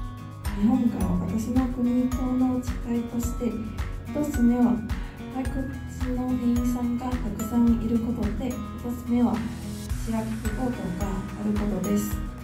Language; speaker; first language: Japanese; non-native, learner; Chinese